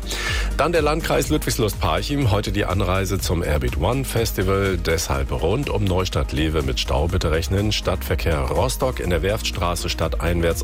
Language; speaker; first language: German; native; German